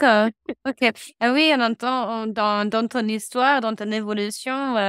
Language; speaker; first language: French; non-native, fluent; English